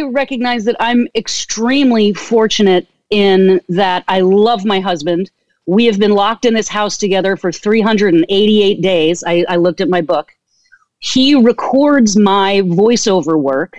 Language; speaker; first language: English; native; English